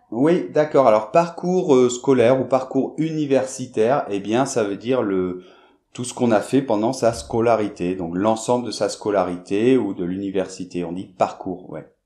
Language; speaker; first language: French; native; French